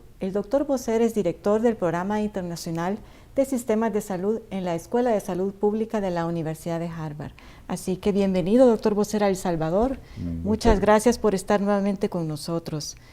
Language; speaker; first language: Spanish; native; Spanish